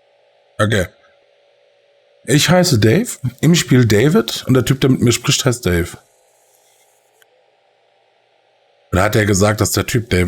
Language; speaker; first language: German; native; German